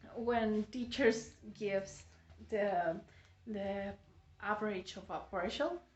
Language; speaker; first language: English; non-native, fluent; Spanish